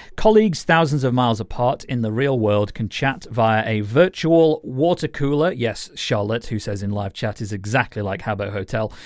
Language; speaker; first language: English; native; English